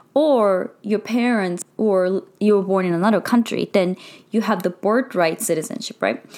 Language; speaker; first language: English; early bilingual, heritage; Japanese